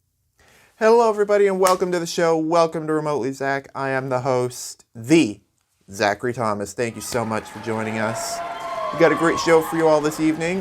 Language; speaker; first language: English; native; English